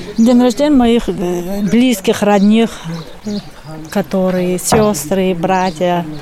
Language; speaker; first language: Russian; non-native, local second language; Lezghian